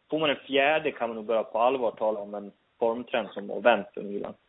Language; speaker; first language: Swedish; native; Swedish